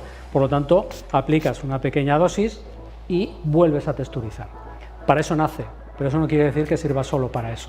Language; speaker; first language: Spanish; native; Spanish